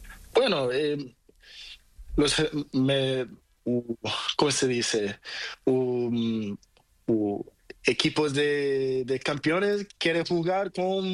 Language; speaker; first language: Spanish; non-native, learner; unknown